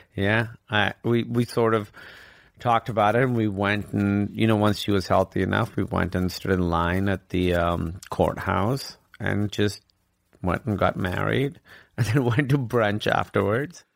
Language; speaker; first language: English; non-native, local second language; Urdu